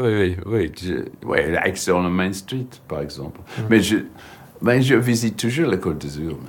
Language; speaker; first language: French; non-native, fluent; English